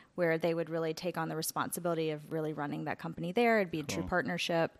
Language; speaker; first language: English; native; English